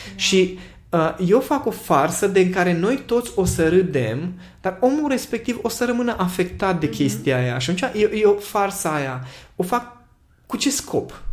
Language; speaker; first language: Romanian; non-native, local second language; Hungarian